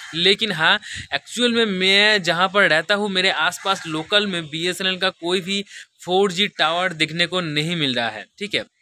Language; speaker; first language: Hindi; non-native, local second language; Bangla